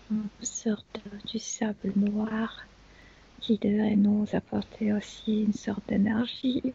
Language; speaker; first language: French; non-native, fluent; Spanish